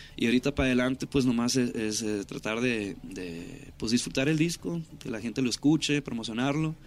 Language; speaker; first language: Spanish; native; Spanish